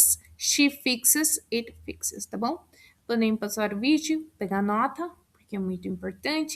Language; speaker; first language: Portuguese; non-native, fluent; Spanish